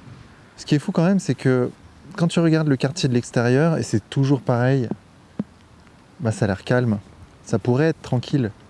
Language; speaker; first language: French; native; French